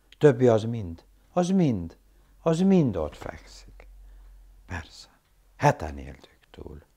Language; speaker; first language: Hungarian; non-native, local second language; German